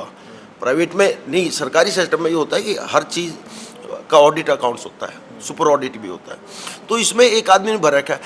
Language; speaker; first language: Hindi; native; Hindi